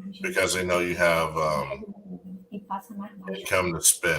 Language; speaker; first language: English; native; English